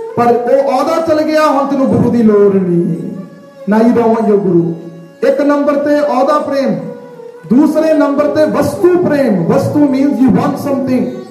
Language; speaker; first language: Punjabi; early bilingual, heritage; Punjabi